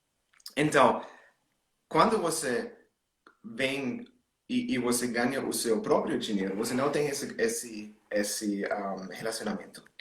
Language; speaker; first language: Portuguese; non-native, learner; German